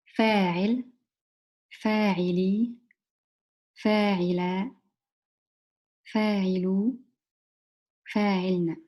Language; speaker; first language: Arabic; non-native, learner; English